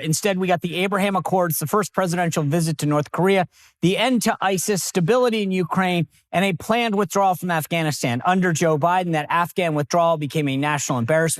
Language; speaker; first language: English; native; English